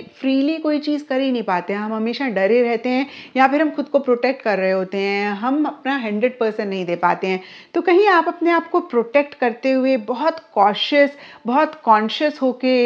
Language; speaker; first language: Hindi; native; Hindi